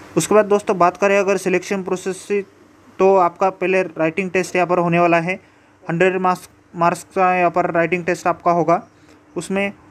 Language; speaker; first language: Hindi; non-native, local second language; Marathi